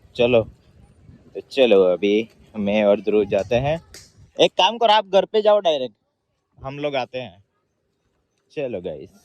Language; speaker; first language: Hindi; non-native, local second language; Gujarati